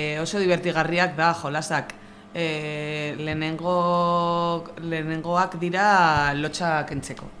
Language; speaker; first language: Basque; non-native, learner; Spanish